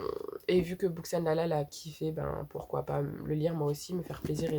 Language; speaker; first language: French; native; French